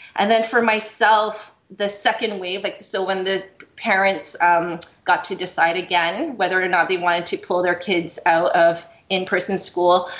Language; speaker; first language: English; native; English